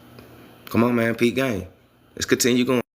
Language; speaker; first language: English; native; English